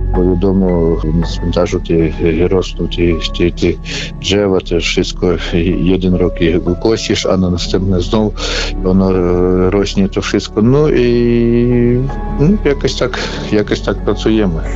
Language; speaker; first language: Polish; early bilingual, heritage; Polish